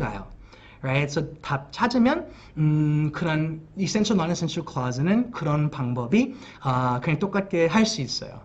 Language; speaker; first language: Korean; early bilingual, heritage; English